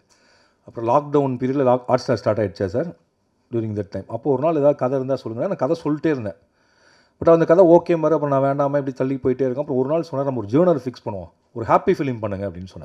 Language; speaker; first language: Tamil; native; Tamil